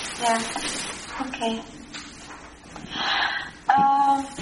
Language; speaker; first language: English; non-native, learner; Russian